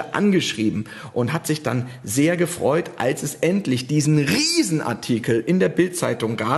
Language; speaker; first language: German; native; German